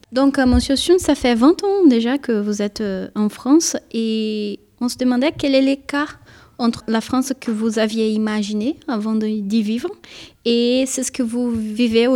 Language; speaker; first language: French; native; French